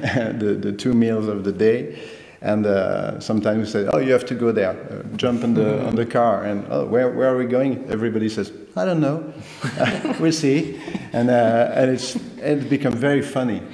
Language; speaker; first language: English; non-native, fluent; French